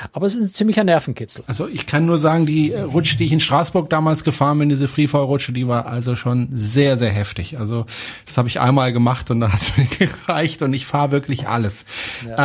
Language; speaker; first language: German; native; German